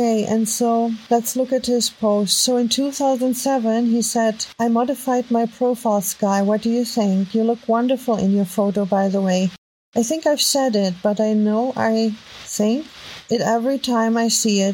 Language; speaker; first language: English; non-native, fluent; German